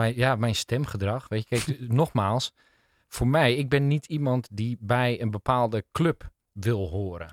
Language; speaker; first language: Dutch; native; Dutch